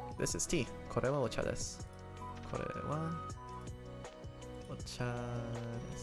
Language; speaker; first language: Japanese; non-native, learner; English